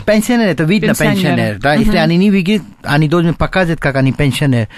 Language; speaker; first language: Russian; non-native, learner; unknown